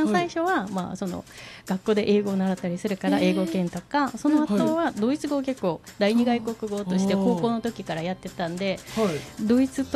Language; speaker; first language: Japanese; non-native, fluent; Korean